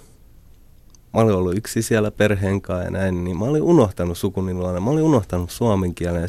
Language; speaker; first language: Finnish; early bilingual, other home language; Arabic